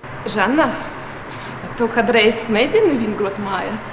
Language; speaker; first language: Latvian; non-native, learner; Russian